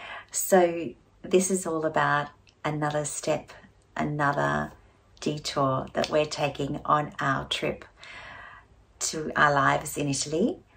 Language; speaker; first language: English; native; English